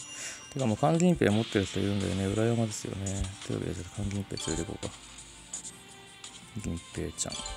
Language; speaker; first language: Japanese; native; Japanese